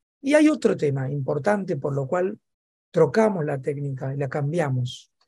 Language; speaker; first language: Spanish; native; Spanish